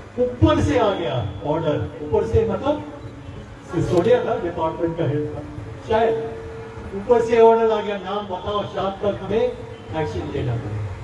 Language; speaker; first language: Hindi; non-native, local second language; Marathi